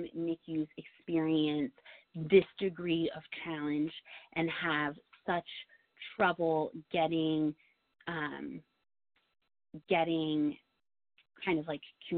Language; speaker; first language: English; native; English